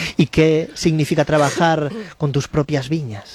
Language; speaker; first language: Spanish; native; Spanish